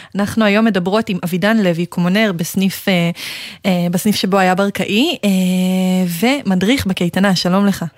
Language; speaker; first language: Hebrew; native; Hebrew